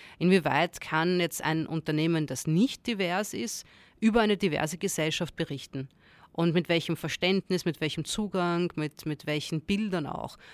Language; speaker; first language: German; early bilingual, other home language; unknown